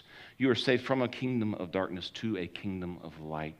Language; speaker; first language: English; native; English